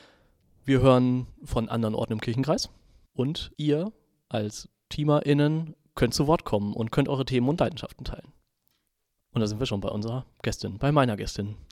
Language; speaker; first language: German; native; German